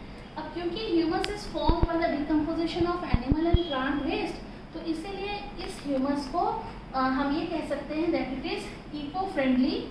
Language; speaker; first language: Hindi; native; Hindi